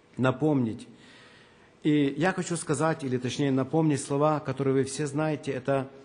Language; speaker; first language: Russian; non-native, local second language; Ukrainian